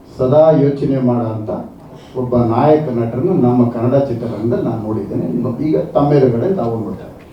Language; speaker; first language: Kannada; non-native, local second language; Telugu